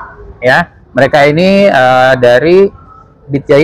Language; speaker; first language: Indonesian; native; Indonesian